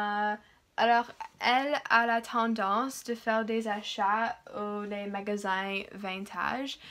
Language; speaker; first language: French; non-native, learner; English